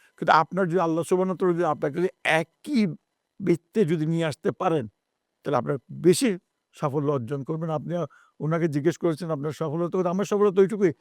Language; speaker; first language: Bangla; native; Bangla